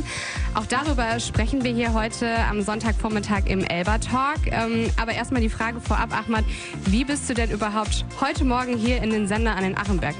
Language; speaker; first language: German; native; German